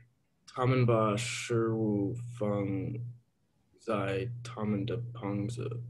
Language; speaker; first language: Chinese; non-native, learner; English